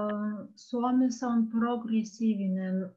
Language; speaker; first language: Finnish; non-native, learner; Russian